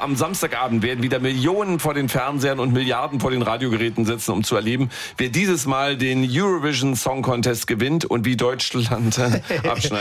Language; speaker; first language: German; native; German